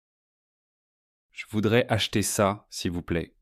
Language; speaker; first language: French; native; French